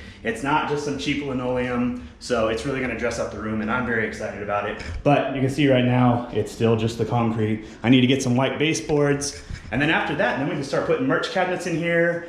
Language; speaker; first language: English; native; English